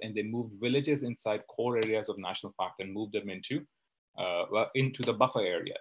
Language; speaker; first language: English; non-native, local second language; Hindi